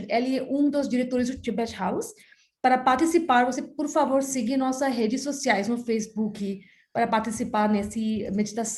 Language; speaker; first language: Portuguese; non-native, fluent; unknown